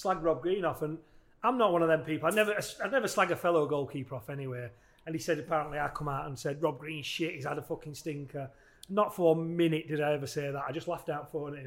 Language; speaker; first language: English; native; English